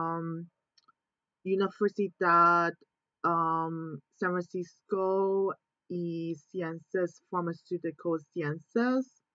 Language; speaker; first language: Spanish; non-native, learner; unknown